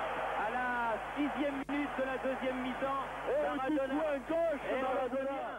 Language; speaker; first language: French; native; French